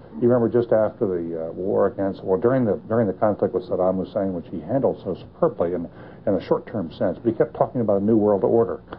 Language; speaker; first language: English; native; English